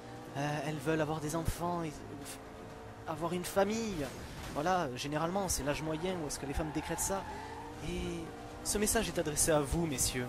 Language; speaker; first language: French; native; French